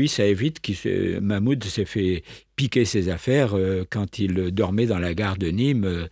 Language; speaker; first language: French; native; French